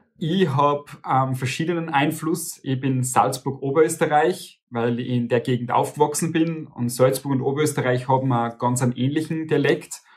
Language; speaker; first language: German; native; German